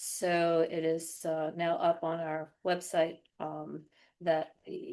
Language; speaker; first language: English; native; English